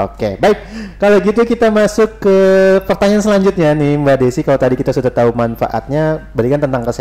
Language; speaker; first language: Indonesian; native; Indonesian